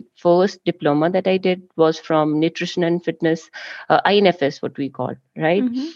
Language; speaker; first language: English; non-native, local second language; Hindi